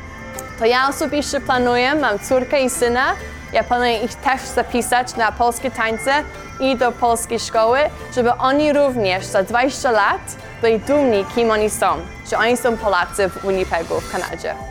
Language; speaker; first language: Polish; early bilingual, heritage; Polish